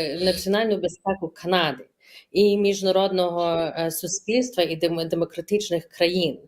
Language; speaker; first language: Ukrainian; early bilingual, heritage; Ukrainian